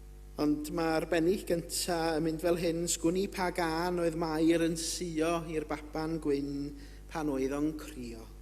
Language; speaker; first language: Welsh; native; Welsh